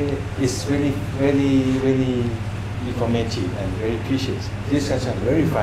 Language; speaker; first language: English; non-native, fluent; Thai